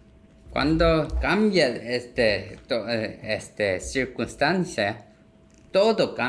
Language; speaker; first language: Spanish; non-native, learner; Korean